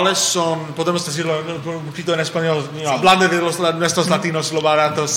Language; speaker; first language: Spanish; non-native, fluent; English